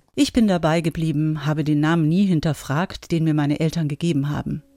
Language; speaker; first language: German; native; German